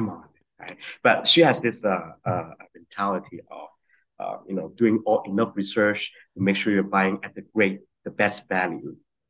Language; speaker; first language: English; non-native, local second language; Cantonese